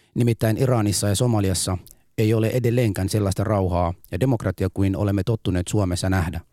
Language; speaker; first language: Finnish; early bilingual, other home language; Persian